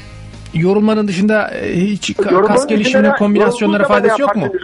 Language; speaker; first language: Turkish; native; Turkish